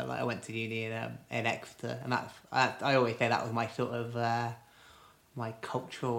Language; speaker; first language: English; native; English